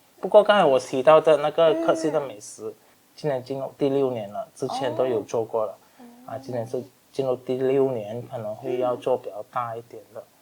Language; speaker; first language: Chinese; native; Chinese